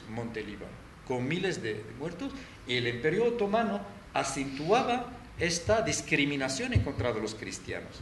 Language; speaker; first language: Spanish; non-native, fluent; Arabic